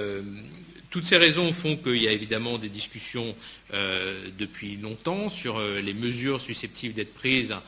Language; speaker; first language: French; native; French